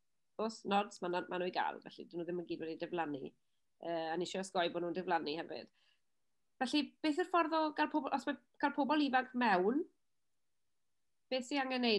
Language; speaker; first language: Welsh; native; Welsh